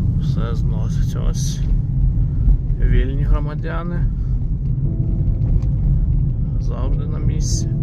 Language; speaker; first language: Ukrainian; native; Ukrainian